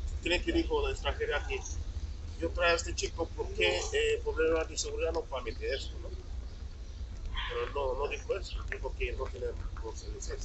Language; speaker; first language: Spanish; non-native, learner; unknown